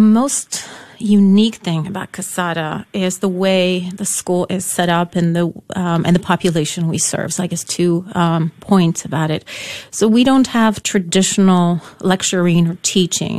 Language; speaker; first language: English; non-native, fluent; Polish